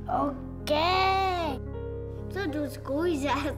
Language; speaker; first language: Portuguese; early bilingual, heritage; Portuguese